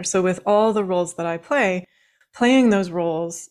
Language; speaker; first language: English; native; English